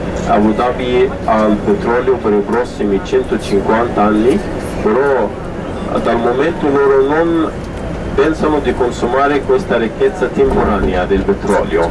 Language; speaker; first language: Italian; non-native, fluent; Arabic